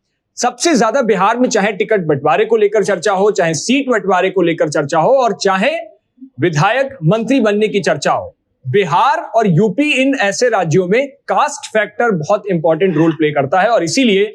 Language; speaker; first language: Hindi; native; Hindi